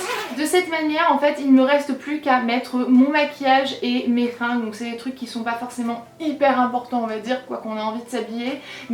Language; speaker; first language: French; native; French